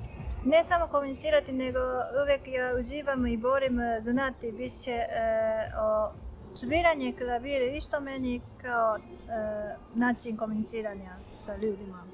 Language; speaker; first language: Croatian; non-native, learner; Japanese